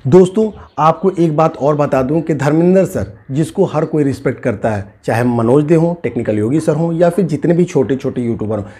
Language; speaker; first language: Hindi; native; Hindi